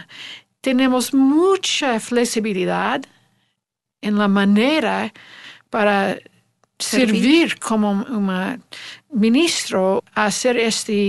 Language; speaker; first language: Spanish; non-native, learner; English